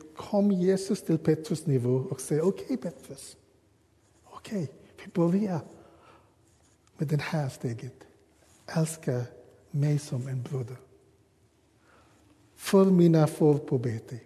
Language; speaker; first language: Swedish; non-native, learner; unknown